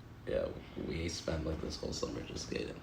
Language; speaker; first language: English; native; English